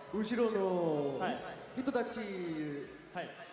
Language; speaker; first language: Japanese; non-native, learner; Korean